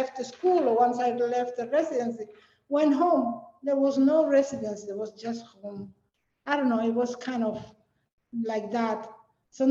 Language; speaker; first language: English; non-native, fluent; Spanish